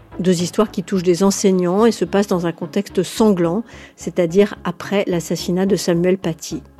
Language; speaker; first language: French; native; French